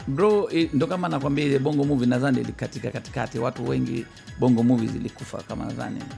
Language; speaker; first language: Swahili; native; Swahili